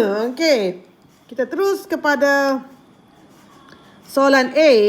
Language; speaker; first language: Malay; native; Malay